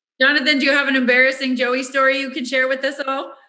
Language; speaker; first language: English; native; English